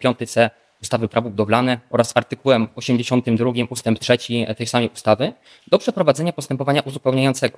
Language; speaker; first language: Polish; native; Polish